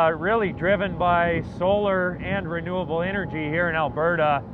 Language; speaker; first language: English; native; English